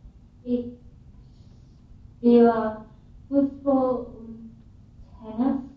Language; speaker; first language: German; non-native, learner; English